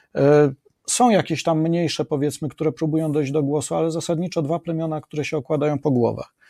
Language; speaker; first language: Polish; native; Polish